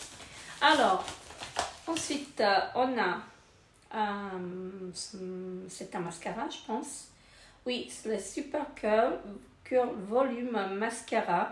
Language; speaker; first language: French; native; French